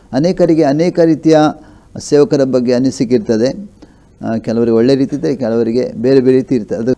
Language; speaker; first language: Kannada; native; Kannada